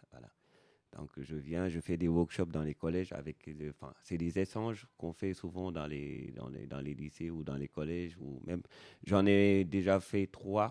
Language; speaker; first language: French; non-native, local second language; Wolof